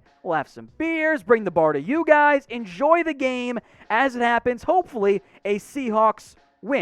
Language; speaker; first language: English; native; English